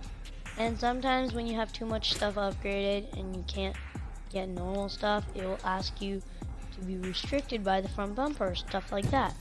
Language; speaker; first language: English; native; English